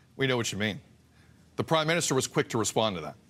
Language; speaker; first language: English; native; English